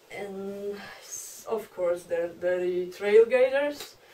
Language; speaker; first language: English; non-native, fluent; Polish